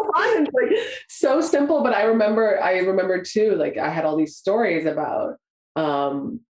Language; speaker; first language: English; native; English